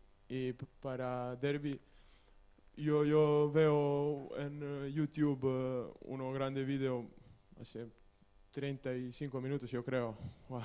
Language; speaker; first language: Spanish; non-native, learner; Serbian